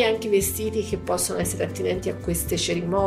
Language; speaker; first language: Italian; native; Italian